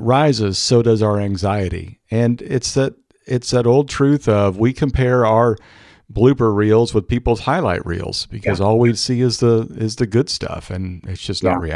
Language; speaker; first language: English; native; English